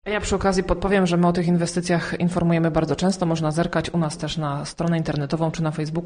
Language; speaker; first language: Polish; native; Polish